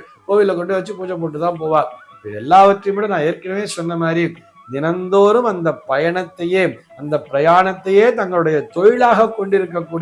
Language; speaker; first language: Tamil; native; Tamil